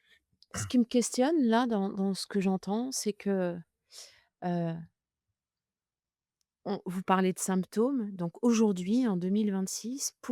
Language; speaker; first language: French; native; French